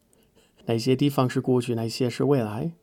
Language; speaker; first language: Chinese; non-native, fluent; English